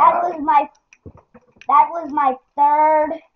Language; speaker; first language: English; native; English